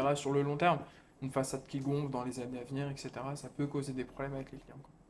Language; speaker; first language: French; native; French